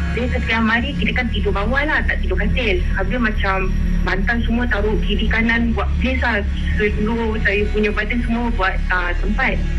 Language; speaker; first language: Malay; native; Malay